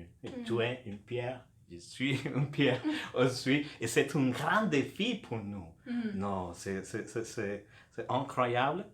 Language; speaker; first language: French; non-native, fluent; Spanish